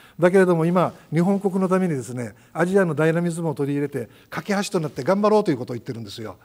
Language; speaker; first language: Japanese; native; Japanese